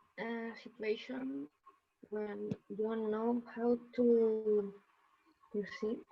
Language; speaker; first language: English; non-native, learner; Spanish